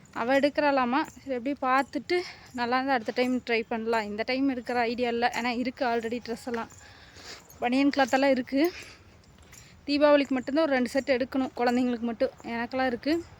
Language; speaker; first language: Tamil; native; Tamil